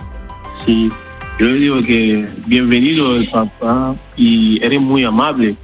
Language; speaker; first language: Spanish; non-native, learner; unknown